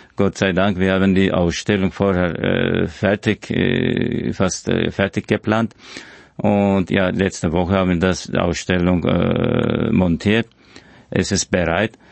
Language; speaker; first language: German; non-native, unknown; Kurdish